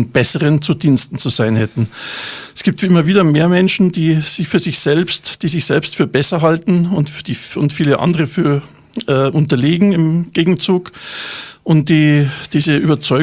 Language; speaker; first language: German; native; German